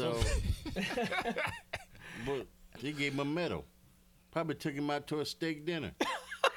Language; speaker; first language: English; native; English